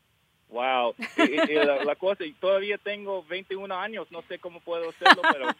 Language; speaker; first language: Spanish; early bilingual, heritage; English